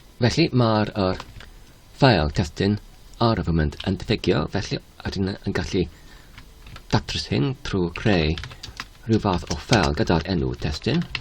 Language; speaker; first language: Welsh; non-native, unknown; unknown